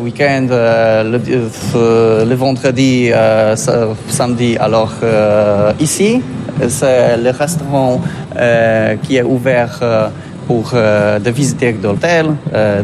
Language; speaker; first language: French; non-native, learner; Polish